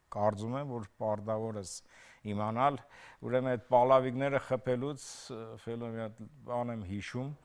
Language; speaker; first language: Armenian; native; Armenian